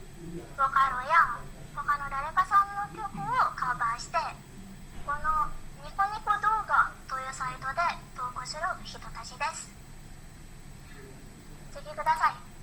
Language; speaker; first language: Japanese; non-native, learner; Indonesian